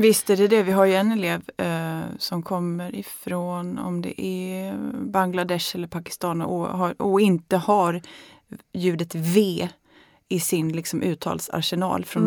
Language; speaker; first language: Swedish; native; Swedish